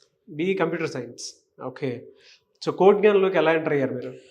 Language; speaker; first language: Telugu; native; Telugu